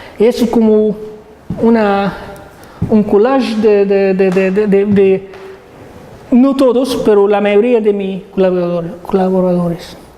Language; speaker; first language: Spanish; non-native, learner; Arabic